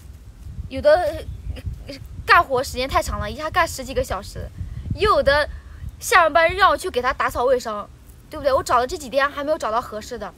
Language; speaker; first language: Chinese; native; Chinese